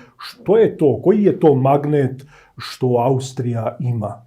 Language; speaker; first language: Bosnian; native; Bosnian